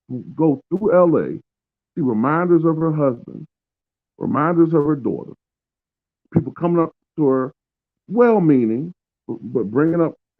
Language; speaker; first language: English; native; English